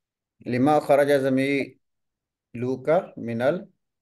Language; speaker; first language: Arabic; non-native, fluent; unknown